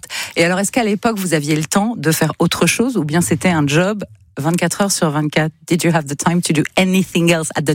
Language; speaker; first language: French; native; French